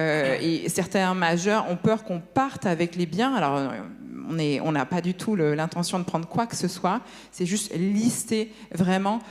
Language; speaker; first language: French; native; French